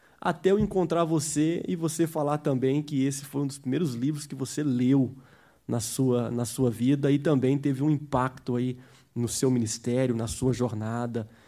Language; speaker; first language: Portuguese; early bilingual, heritage; Portuguese